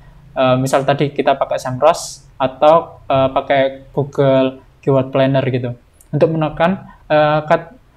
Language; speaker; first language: Indonesian; native; Indonesian